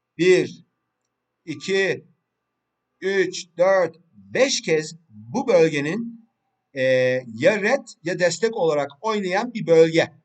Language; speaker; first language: Turkish; early bilingual, heritage; Turkish